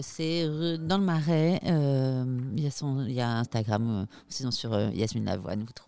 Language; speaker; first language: French; native; French